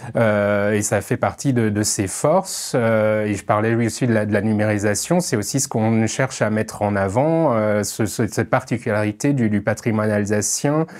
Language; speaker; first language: French; native; French